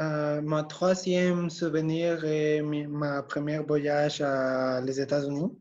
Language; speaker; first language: French; non-native, learner; Spanish